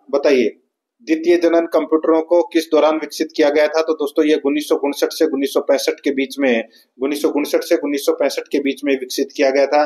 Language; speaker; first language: Hindi; native; Hindi